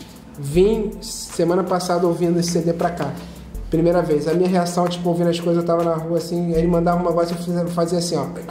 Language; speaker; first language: Portuguese; native; Portuguese